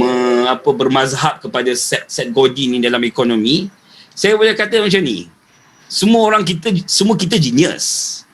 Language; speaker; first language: Malay; native; Malay